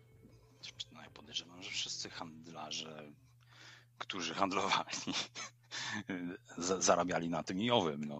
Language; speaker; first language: Polish; native; Polish